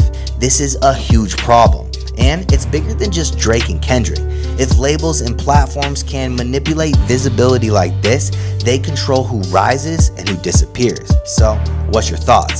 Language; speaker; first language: English; native; English